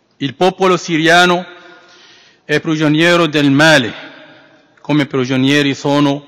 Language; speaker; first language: Italian; non-native, fluent; Arabic